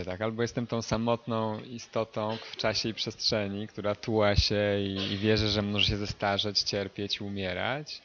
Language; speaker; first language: Polish; native; Polish